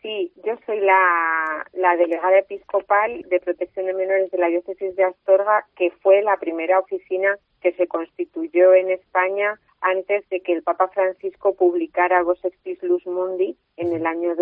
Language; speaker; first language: Spanish; native; Spanish